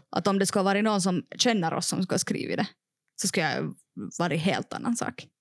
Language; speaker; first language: Swedish; native; Swedish